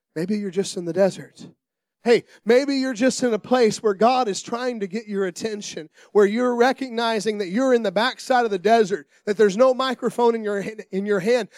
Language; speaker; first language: English; native; English